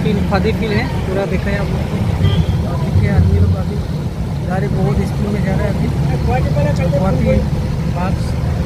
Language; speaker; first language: Hindi; non-native, local second language; Assamese